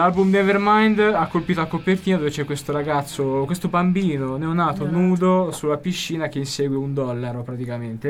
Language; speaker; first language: Italian; native; Italian